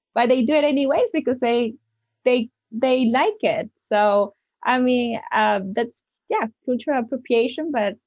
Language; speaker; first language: English; non-native, fluent; Spanish